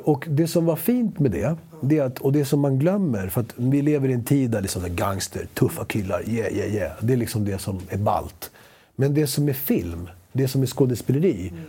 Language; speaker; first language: Swedish; early bilingual, other home language; Spanish